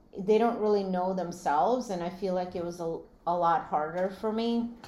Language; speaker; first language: English; early bilingual, other home language; Latvian